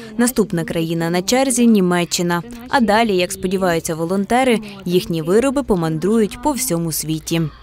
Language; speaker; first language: Ukrainian; native; Ukrainian